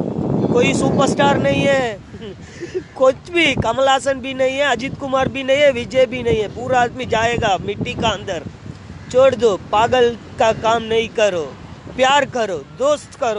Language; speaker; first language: Hindi; non-native, learner; Tamil